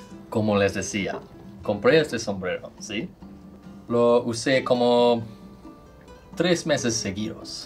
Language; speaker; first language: Spanish; non-native, learner; English